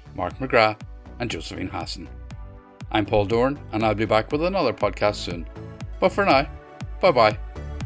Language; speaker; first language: English; native; English